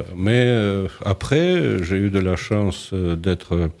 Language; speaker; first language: French; non-native, fluent; Russian